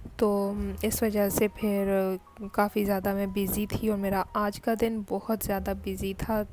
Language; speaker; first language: Urdu; native; Urdu